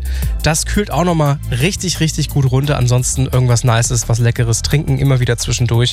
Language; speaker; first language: German; native; German